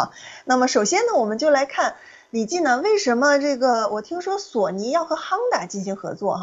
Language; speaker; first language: Chinese; native; Chinese